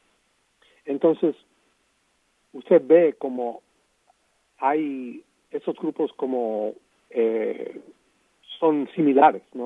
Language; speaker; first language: Spanish; non-native, fluent; English